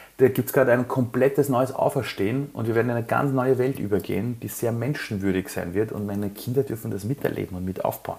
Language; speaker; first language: German; early bilingual, other home language; Persian